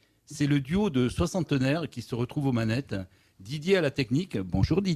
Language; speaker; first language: French; native; French